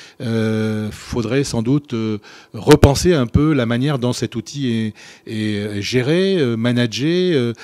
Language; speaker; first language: French; native; French